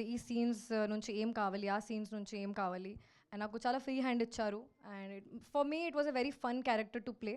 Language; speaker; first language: Telugu; non-native, local second language; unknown